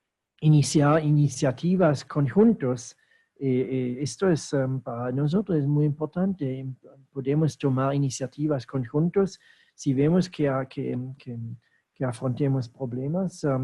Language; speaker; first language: Spanish; non-native, fluent; German